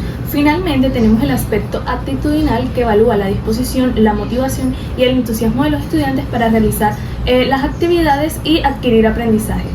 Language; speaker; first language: Spanish; native; Spanish